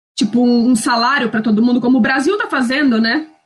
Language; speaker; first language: Portuguese; native; Portuguese